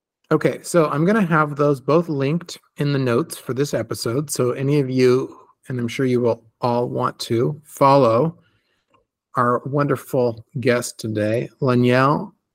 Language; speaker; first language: English; native; English